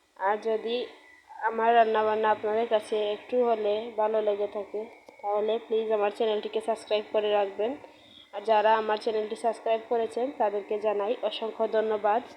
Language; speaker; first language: Bangla; native; Bangla